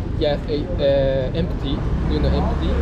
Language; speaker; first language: English; non-native, learner; Japanese